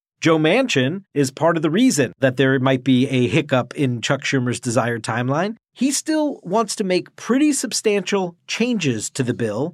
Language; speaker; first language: English; native; English